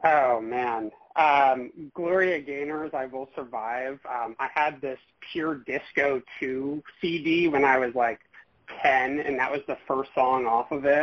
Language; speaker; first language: English; native; English